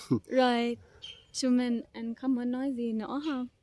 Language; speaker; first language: Vietnamese; non-native, fluent; English